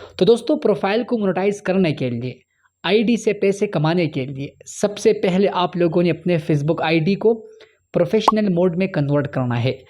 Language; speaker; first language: Urdu; non-native, local second language; Punjabi